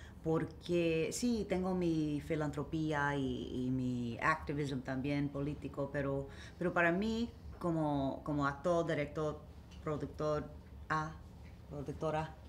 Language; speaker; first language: Spanish; early bilingual, heritage; English